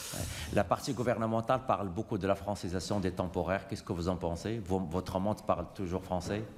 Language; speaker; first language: French; native; French